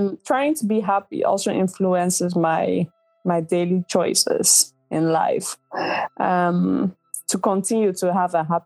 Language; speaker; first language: English; non-native, fluent; Dutch